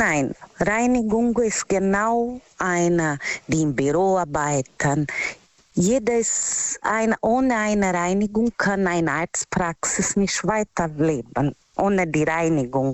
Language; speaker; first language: German; non-native, learner; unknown